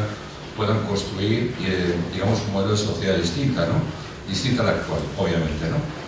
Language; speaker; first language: Spanish; native; Spanish